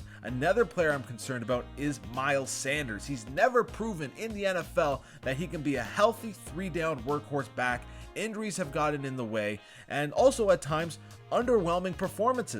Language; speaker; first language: English; native; English